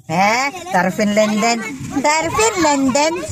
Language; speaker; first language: Arabic; non-native, learner; Filipino